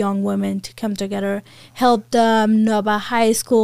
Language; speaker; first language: English; non-native, fluent; Persian